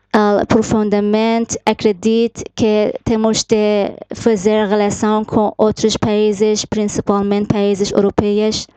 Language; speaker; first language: Portuguese; non-native, fluent; Persian